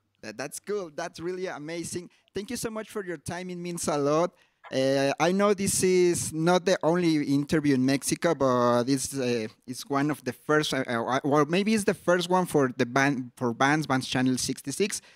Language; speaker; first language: English; non-native, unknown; Spanish